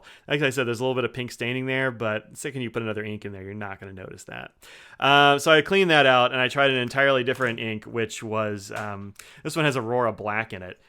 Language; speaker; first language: English; native; English